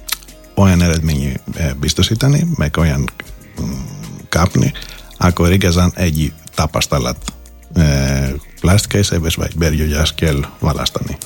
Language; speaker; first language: Hungarian; non-native, learner; Greek